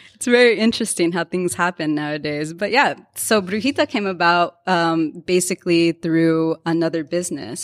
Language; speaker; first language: English; early bilingual, other home language; Spanish